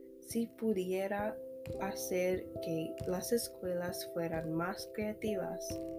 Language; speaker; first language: Spanish; non-native, learner; English